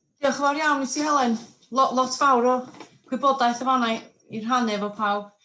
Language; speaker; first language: Welsh; non-native, local second language; English